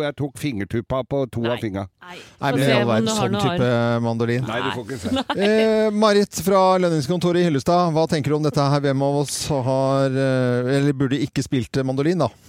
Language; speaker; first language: Norwegian; native; Norwegian